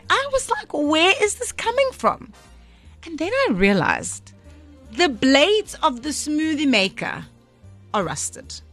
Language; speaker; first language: English; non-native, local second language; Afrikaans